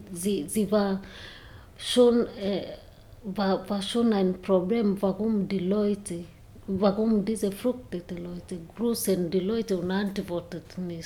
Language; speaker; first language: German; non-native, learner; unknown